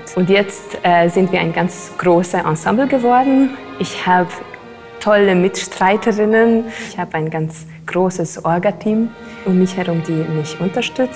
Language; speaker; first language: German; non-native, fluent; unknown